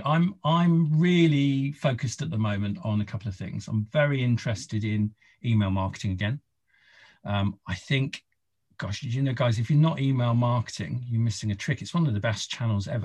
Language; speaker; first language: English; native; English